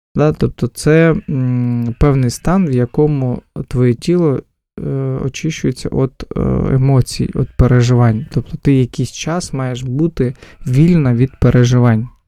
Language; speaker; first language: Ukrainian; non-native, local second language; Russian